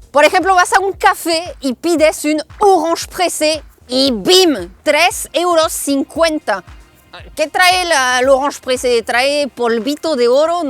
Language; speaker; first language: Spanish; non-native, fluent; French